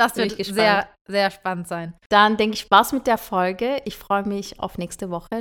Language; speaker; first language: German; early bilingual, other home language; Turkish